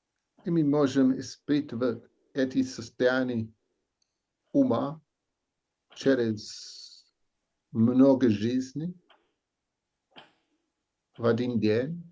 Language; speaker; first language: Russian; non-native, learner; English